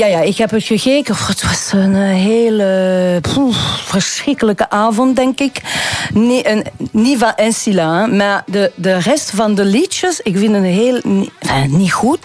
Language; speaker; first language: Dutch; non-native, local second language; French